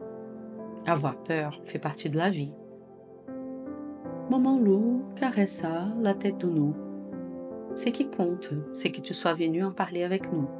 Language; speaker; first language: French; non-native, fluent; Portuguese